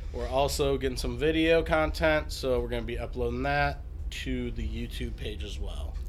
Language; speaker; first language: English; native; English